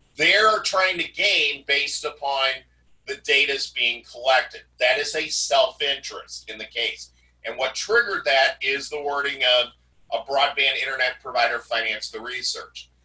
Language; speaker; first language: English; native; English